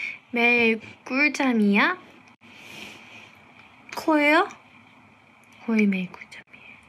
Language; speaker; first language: Korean; non-native, fluent; English